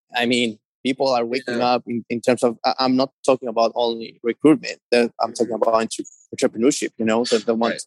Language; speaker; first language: English; non-native, fluent; Spanish